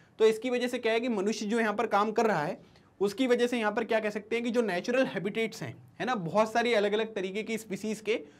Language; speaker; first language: Hindi; native; Hindi